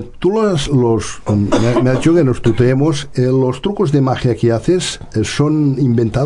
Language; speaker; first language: Spanish; non-native, local second language; Catalan